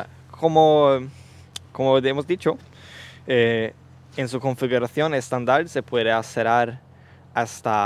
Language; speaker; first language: Spanish; non-native, learner; Swedish